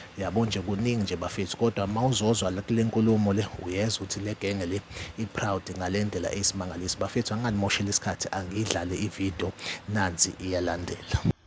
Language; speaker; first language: Zulu; native; Zulu